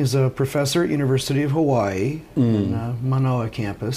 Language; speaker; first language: English; native; English